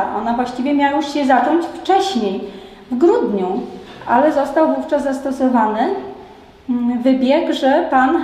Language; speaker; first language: Polish; native; Polish